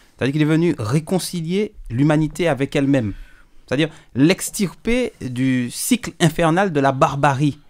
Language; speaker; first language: French; native; French